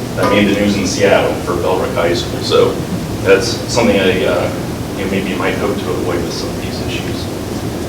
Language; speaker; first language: English; native; English